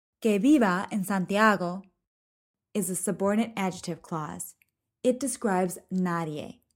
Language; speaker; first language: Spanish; non-native, fluent; English